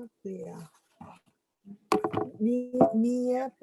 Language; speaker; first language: Spanish; non-native, learner; English